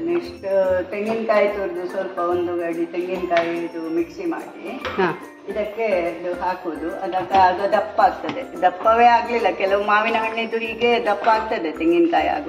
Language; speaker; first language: Kannada; non-native, local second language; Konkani